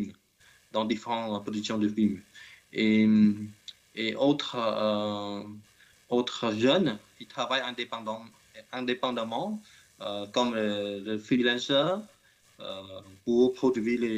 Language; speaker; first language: French; non-native, learner; Khmer